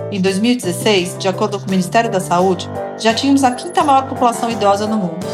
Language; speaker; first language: Portuguese; native; Portuguese